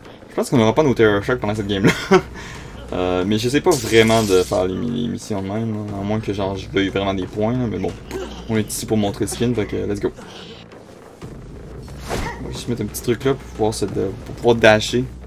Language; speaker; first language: French; native; French